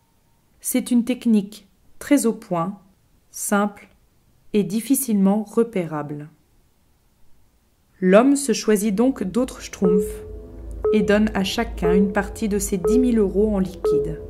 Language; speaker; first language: French; native; French